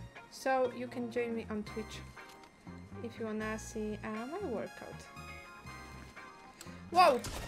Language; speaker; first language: English; non-native, fluent; Polish